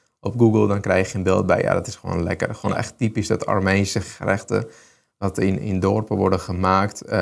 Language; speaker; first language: Dutch; early bilingual, other home language; Armenian